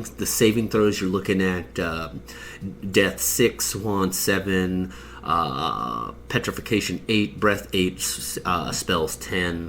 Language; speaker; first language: English; native; English